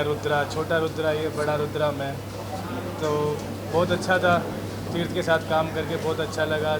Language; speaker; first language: Hindi; native; Hindi